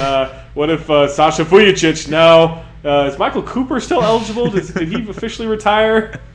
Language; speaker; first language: English; native; English